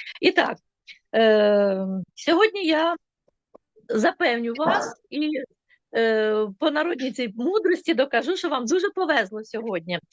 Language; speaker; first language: Ukrainian; non-native, local second language; Russian